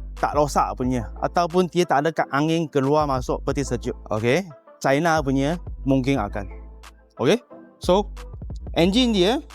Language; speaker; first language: Malay; non-native, local second language; Chinese